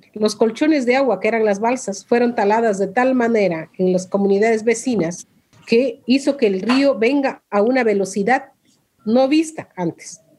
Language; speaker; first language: Spanish; non-native, local second language; Quechua